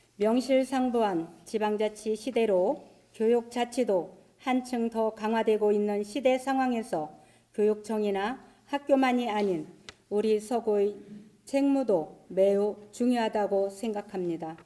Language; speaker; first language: Korean; native; Korean